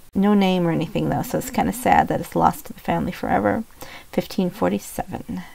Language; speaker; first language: English; native; English